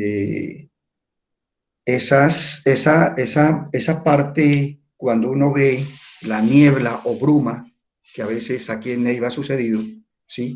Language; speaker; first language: Spanish; native; Spanish